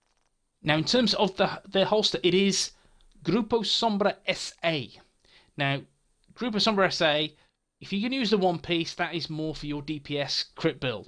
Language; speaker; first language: English; native; English